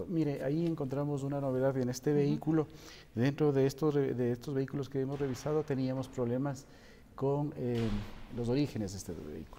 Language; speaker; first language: Spanish; native; Spanish